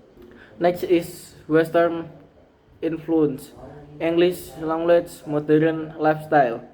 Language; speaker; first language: English; non-native, learner; Indonesian